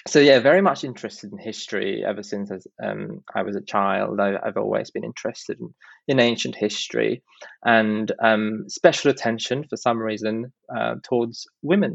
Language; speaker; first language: English; non-native, local second language; Filipino